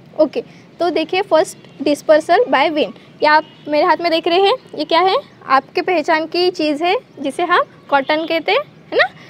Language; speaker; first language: Hindi; non-native, local second language; Marathi